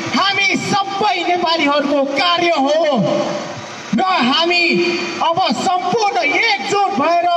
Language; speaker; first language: Nepali; non-native, local second language; Newari